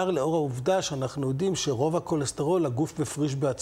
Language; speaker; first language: Hebrew; native; Hebrew